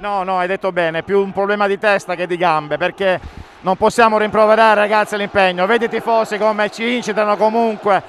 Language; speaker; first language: Italian; native; Italian